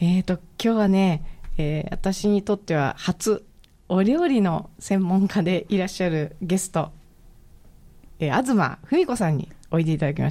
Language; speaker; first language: Japanese; native; Japanese